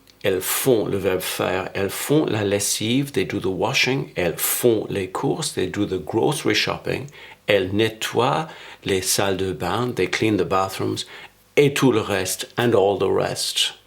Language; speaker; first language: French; non-native, fluent; English